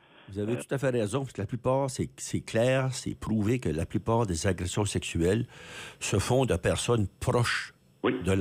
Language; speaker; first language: French; native; French